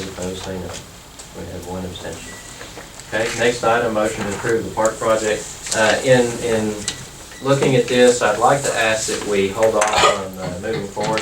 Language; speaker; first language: English; native; English